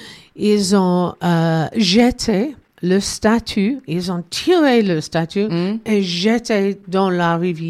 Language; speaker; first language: French; non-native, learner; English